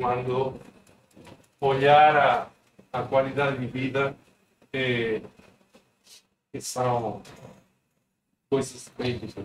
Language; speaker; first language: Portuguese; non-native, fluent; Spanish